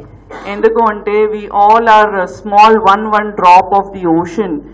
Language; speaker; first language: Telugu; non-native, learner; Gujarati